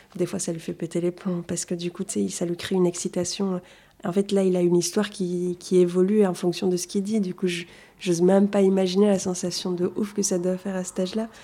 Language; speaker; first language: French; early bilingual, other home language; Arabic